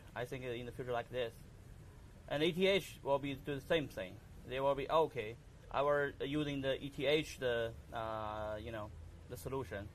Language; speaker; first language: English; non-native, learner; Chinese